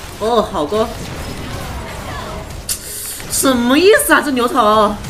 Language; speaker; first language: Chinese; native; Chinese